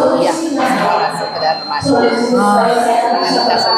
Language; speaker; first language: Indonesian; native; Indonesian